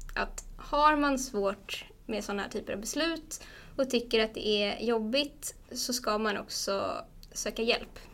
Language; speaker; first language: Swedish; native; Swedish